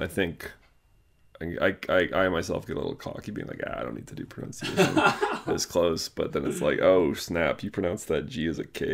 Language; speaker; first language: English; native; English